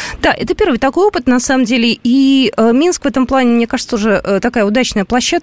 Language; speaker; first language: Russian; native; Russian